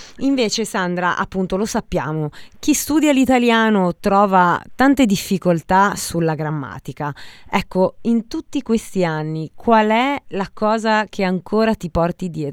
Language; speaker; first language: Italian; native; Italian